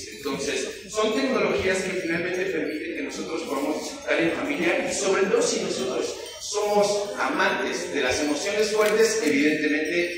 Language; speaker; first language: Spanish; native; Spanish